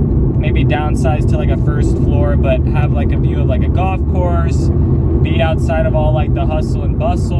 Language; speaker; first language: English; native; English